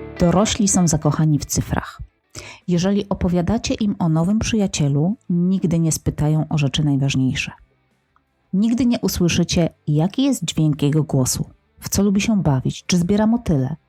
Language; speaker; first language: Polish; native; Polish